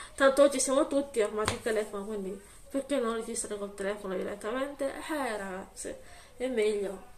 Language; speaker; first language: Italian; native; Italian